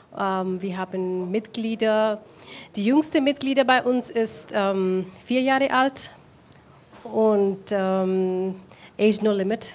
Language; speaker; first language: German; non-native, fluent; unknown